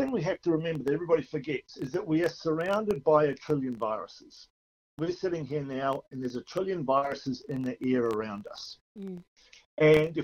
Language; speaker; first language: English; native; English